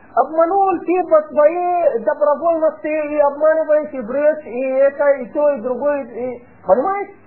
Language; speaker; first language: Russian; non-native, fluent; Arabic